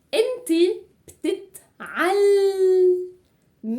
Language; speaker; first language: Arabic; native; Arabic